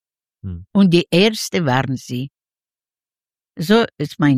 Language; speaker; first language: German; non-native, learner; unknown